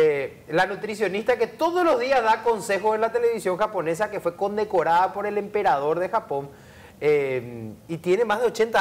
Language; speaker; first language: Spanish; native; Spanish